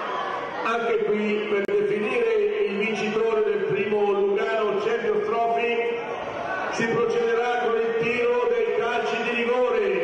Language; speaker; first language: Italian; native; Italian